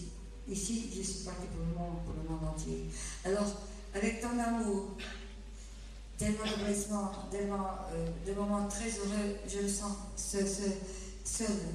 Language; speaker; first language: French; non-native, fluent; Portuguese